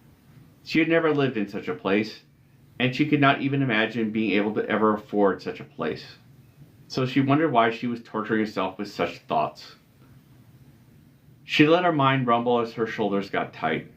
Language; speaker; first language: English; native; English